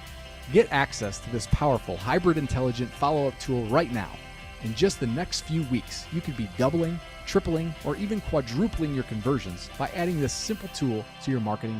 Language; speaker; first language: English; native; English